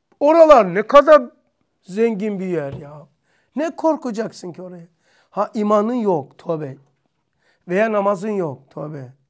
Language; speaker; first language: Turkish; native; Turkish